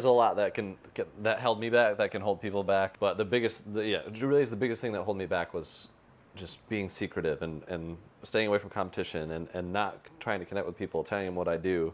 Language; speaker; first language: English; native; English